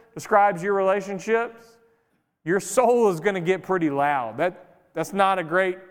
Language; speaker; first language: English; native; English